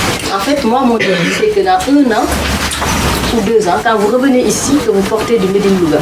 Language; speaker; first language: French; non-native, local second language; Wolof